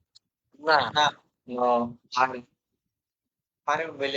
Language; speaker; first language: Italian; non-native, learner; Bangla